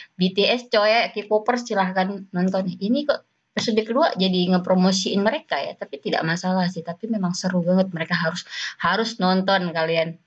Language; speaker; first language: Indonesian; native; Indonesian